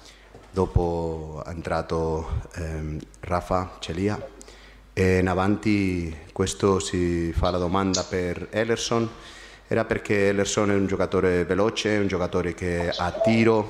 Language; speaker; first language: Italian; non-native, fluent; Spanish